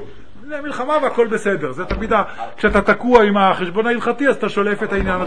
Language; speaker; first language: Hebrew; native; Hebrew